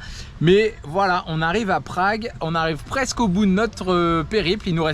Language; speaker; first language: French; native; French